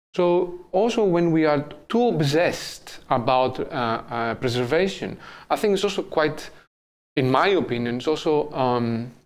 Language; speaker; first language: English; non-native, fluent; Greek